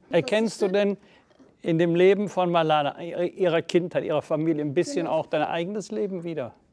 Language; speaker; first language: German; native; German